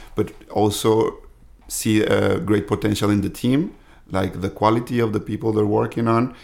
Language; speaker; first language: English; non-native, fluent; Spanish